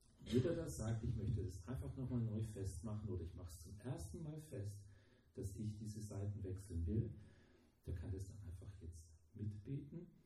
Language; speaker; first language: German; early bilingual, heritage; German